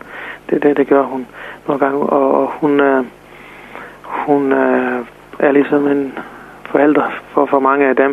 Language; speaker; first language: Danish; non-native, fluent; Serbian